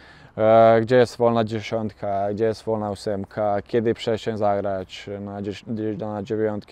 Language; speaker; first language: Polish; non-native, learner; Bosnian